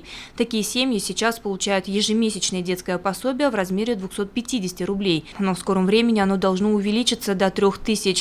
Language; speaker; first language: Russian; native; Russian